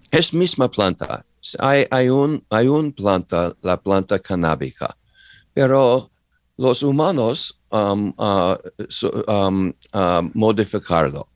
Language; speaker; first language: Spanish; non-native, learner; English